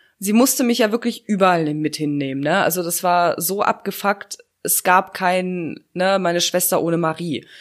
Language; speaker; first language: German; early bilingual, other home language; Russian